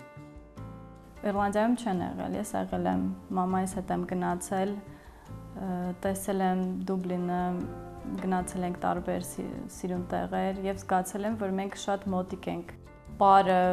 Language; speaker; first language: Armenian; early bilingual, heritage; Armenian